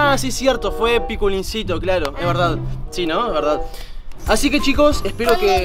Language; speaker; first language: Spanish; native; Spanish